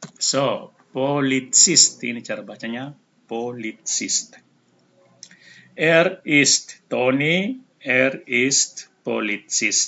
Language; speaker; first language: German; non-native, fluent; Indonesian